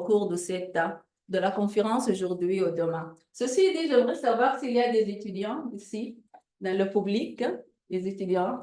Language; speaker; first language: French; non-native, fluent; Arabic